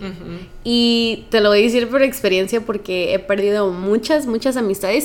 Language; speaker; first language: Spanish; early bilingual, heritage; Spanish